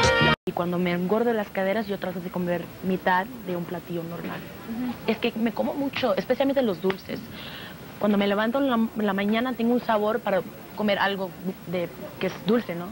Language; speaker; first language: Spanish; early bilingual, heritage; English